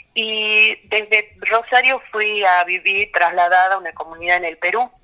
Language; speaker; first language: Spanish; native; Spanish